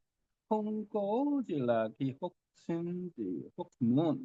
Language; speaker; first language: Vietnamese; non-native, learner; Korean